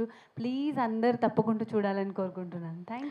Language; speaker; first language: Telugu; non-native, fluent; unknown